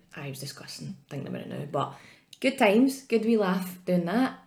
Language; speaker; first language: English; native; English